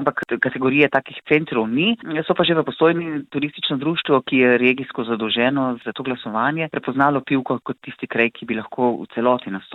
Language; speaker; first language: Slovenian; native; Slovenian